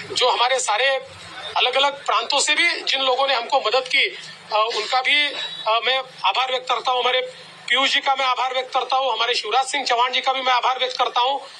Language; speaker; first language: Hindi; non-native, local second language; Marathi